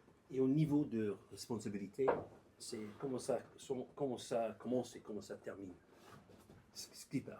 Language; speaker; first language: French; non-native, learner; English